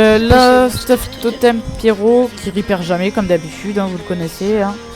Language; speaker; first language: French; native; French